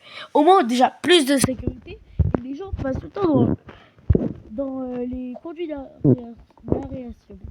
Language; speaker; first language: French; native; French